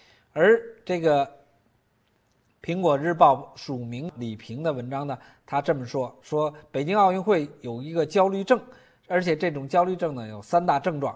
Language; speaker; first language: Chinese; native; Chinese